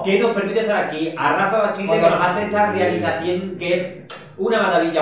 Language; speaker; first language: Spanish; native; Spanish